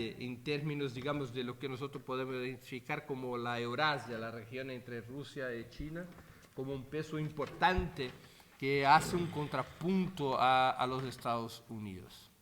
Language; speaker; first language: Spanish; non-native, fluent; Portuguese